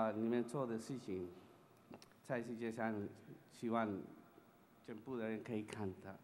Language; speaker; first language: Chinese; non-native, learner; Spanish